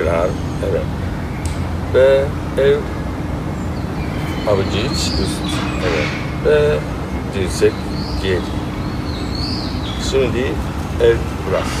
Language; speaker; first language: Turkish; non-native, learner; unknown